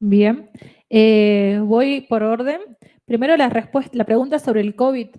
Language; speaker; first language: Spanish; native; Spanish